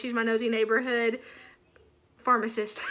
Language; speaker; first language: English; native; English